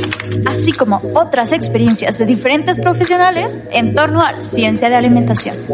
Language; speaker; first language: Spanish; native; Spanish